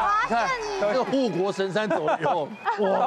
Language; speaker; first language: Chinese; native; Chinese